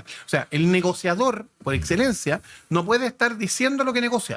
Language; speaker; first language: Spanish; native; Spanish